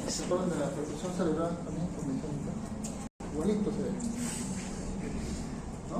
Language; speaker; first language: Spanish; native; Spanish